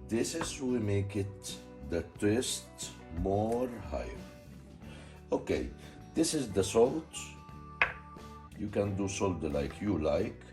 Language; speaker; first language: English; non-native, learner; Arabic